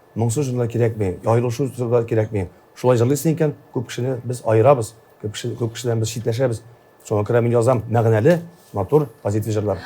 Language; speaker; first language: Tatar; native; Tatar